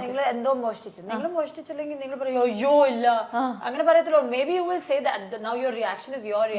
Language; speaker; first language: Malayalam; non-native, learner; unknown